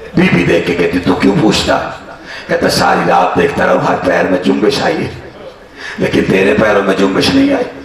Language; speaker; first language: Urdu; non-native, local second language; Punjabi